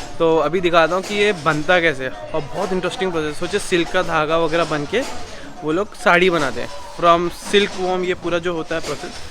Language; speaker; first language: Hindi; non-native, local second language; Bangla